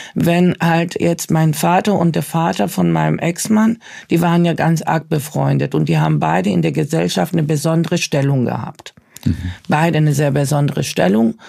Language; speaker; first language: German; early bilingual, other home language; Turkish